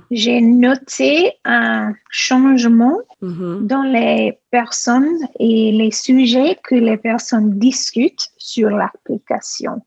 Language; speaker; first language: French; non-native, learner; English